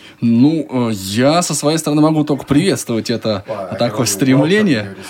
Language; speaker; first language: Russian; native; Russian